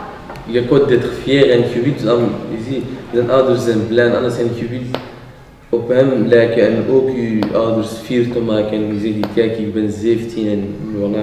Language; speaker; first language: Dutch; non-native, local second language; French